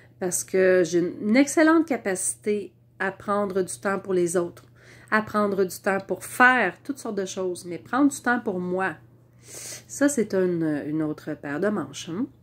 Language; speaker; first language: French; native; French